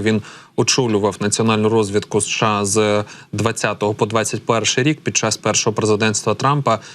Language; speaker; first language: Ukrainian; native; Ukrainian